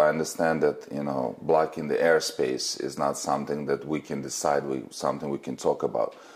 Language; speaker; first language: English; non-native, fluent; Russian